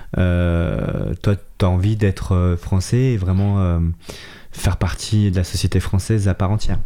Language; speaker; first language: French; native; French